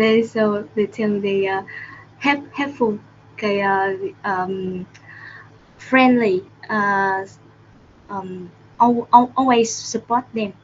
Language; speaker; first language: English; non-native, learner; Vietnamese